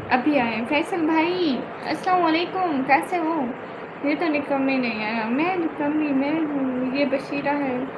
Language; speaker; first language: Hindi; non-native, local second language; Punjabi